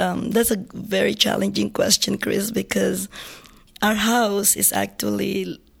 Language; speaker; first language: English; non-native, local second language; Filipino